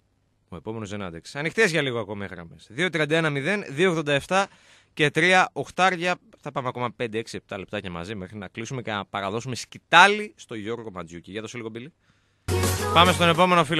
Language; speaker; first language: Greek; native; Greek